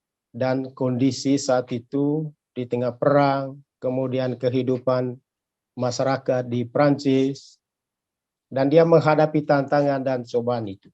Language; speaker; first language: Indonesian; native; Indonesian